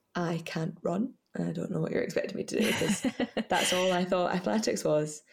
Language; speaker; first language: English; native; English